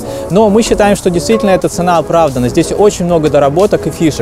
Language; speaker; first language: Russian; native; Russian